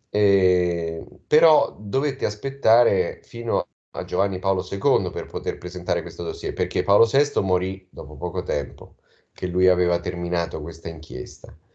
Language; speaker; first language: Italian; native; Italian